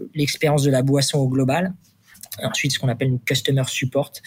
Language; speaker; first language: French; native; French